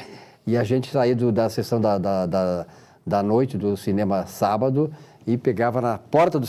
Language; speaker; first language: Portuguese; native; Portuguese